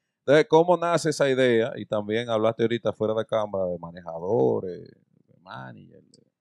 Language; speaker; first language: Spanish; native; Spanish